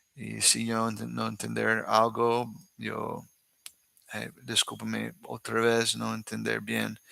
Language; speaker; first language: Spanish; non-native, learner; English